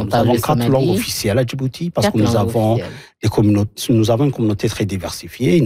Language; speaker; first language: French; non-native, local second language; Somali